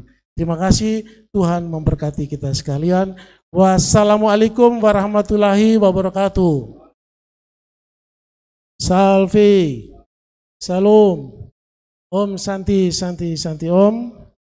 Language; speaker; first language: Indonesian; native; Indonesian